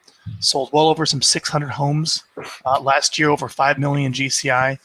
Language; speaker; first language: English; native; English